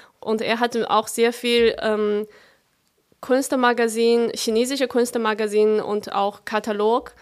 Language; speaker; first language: German; non-native, fluent; Chinese